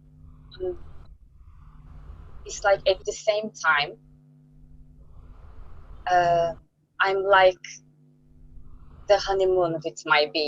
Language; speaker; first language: English; non-native, learner; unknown